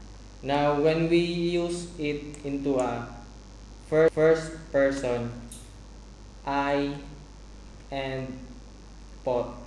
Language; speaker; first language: English; non-native, fluent; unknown